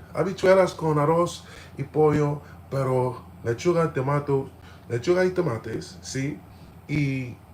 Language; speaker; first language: Spanish; non-native, learner; English